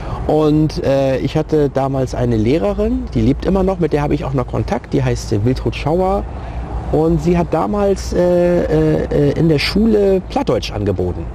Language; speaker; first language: German; early bilingual, other home language; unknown